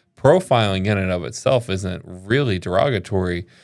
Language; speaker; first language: English; native; English